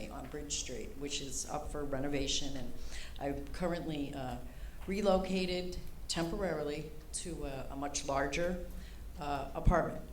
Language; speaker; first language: English; native; English